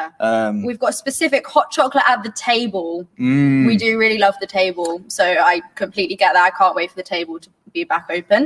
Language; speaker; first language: English; native; English